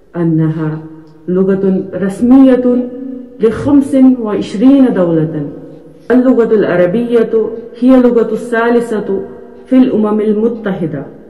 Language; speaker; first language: Arabic; non-native, learner; Kashmiri